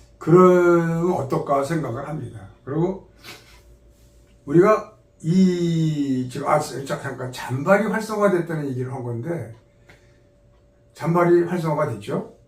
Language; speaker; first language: Korean; native; Korean